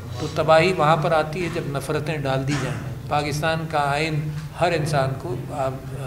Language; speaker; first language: Urdu; native; Urdu